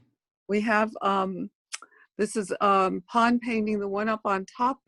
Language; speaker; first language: English; native; English